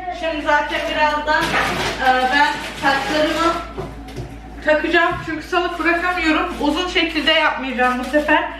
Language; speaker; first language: Turkish; native; Turkish